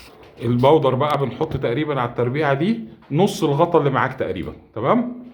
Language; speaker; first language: Arabic; native; Arabic